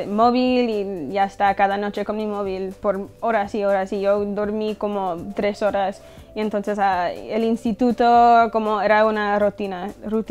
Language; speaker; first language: Spanish; early bilingual, heritage; English